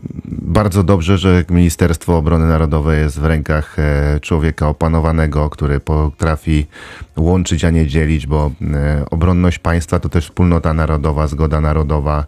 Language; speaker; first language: Polish; native; Polish